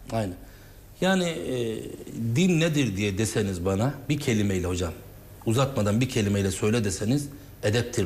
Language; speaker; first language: Turkish; native; Turkish